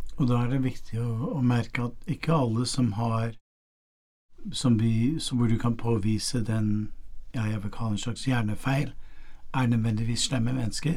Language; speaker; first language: Norwegian; non-native, fluent; English